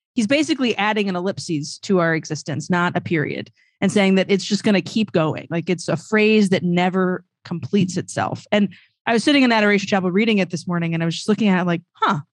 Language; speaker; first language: English; native; English